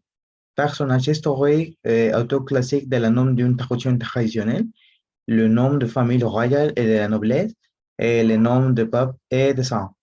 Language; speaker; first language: French; non-native, learner; Spanish